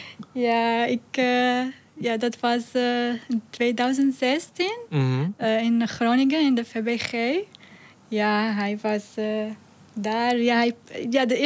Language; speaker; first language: Dutch; non-native, learner; Arabic